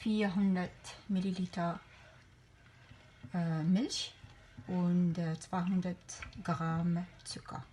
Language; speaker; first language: German; non-native, fluent; Arabic